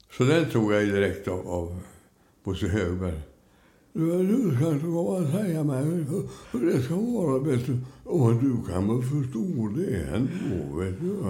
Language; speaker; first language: Swedish; native; Swedish